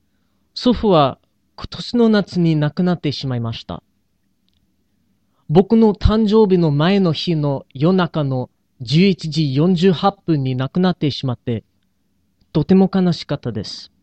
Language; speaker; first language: Japanese; non-native, learner; English